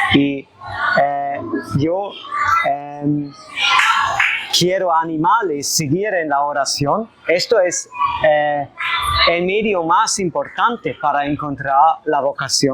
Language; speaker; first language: Spanish; non-native, fluent; German